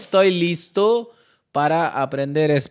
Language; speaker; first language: Spanish; non-native, learner; Hindi